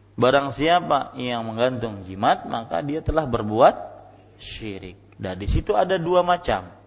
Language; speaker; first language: Indonesian; non-native, local second language; Banjar